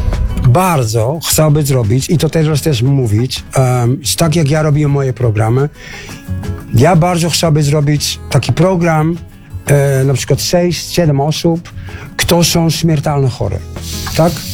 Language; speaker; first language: Polish; non-native, fluent; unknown